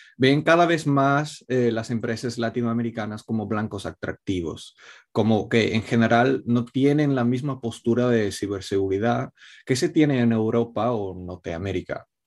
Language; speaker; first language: Spanish; non-native, fluent; Italian